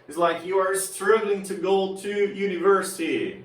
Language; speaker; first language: English; non-native, fluent; Portuguese